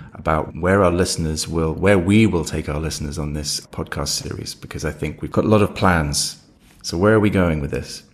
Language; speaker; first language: English; native; English